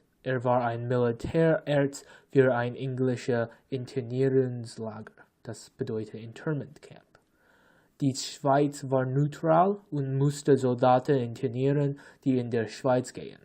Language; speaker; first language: German; non-native, learner; English